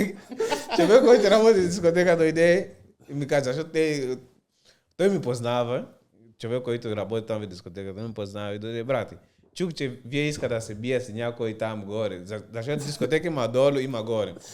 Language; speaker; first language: Bulgarian; non-native, learner; Portuguese